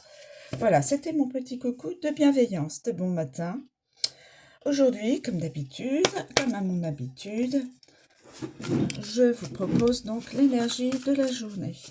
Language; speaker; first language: French; native; French